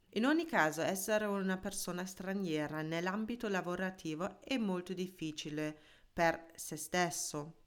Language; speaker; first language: Italian; non-native, fluent; German